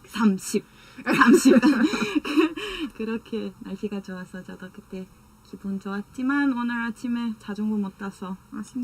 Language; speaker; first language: Korean; non-native, fluent; Serbian